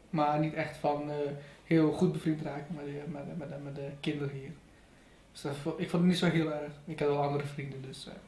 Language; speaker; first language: Dutch; early bilingual, other home language; Persian